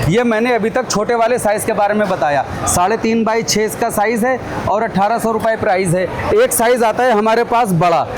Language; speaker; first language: Hindi; native; Hindi